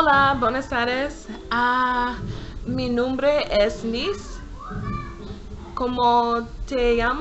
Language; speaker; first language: Spanish; non-native, learner; English